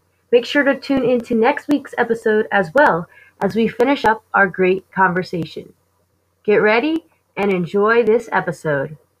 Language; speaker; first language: English; native; English